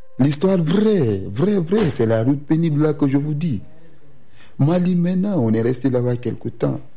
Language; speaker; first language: French; non-native, local second language; Susu